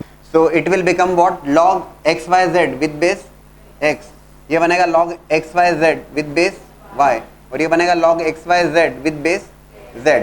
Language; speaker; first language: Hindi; native; Hindi